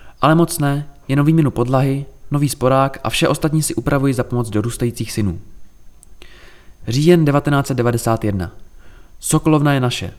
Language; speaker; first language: Czech; native; Czech